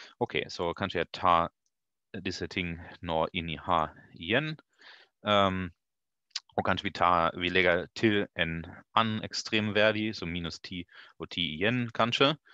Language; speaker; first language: Norwegian; non-native, learner; German